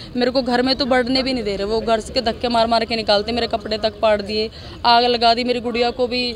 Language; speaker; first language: Hindi; native; Hindi